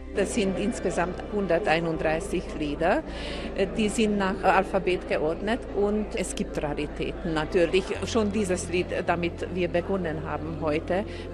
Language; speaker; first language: German; non-native, local second language; Hungarian